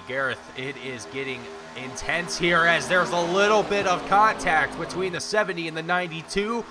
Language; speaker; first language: English; native; English